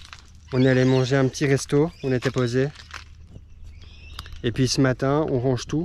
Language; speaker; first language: French; native; French